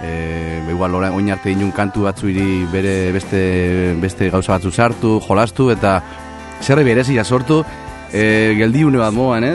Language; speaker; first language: Basque; native; Basque